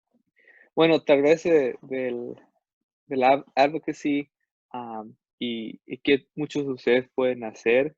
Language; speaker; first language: Spanish; non-native, fluent; English